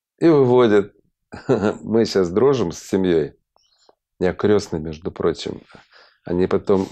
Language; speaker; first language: Russian; native; Russian